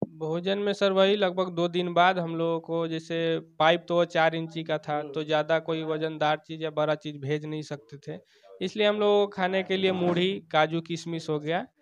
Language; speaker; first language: Hindi; native; Hindi